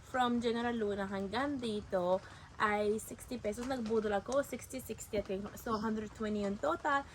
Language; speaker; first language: Filipino; non-native, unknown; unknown